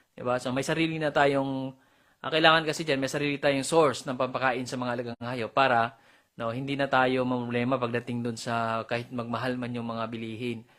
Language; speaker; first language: Filipino; non-native, local second language; Cebuano